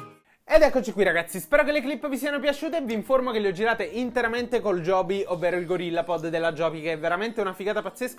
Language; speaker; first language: Italian; native; Italian